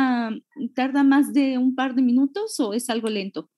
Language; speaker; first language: Spanish; native; Spanish